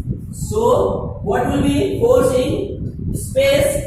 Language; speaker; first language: English; non-native, local second language; Hindi